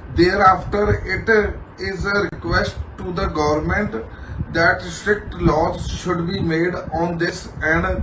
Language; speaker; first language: English; non-native, local second language; Punjabi